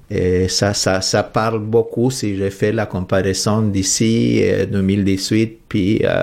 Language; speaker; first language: French; non-native, fluent; Spanish